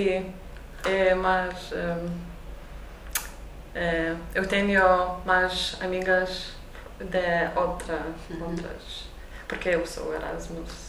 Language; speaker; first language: Portuguese; non-native, learner; Lithuanian